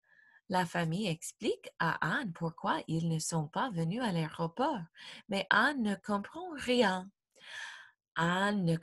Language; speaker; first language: French; non-native, fluent; English